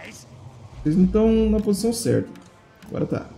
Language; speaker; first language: Portuguese; native; Portuguese